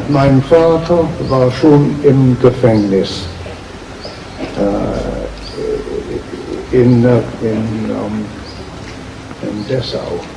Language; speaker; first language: German; early bilingual, heritage; German